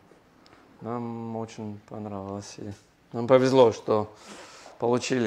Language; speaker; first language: Russian; non-native, fluent; English